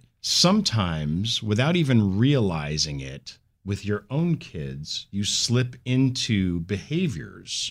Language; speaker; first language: English; native; English